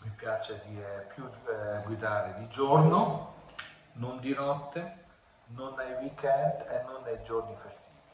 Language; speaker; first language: Italian; native; Italian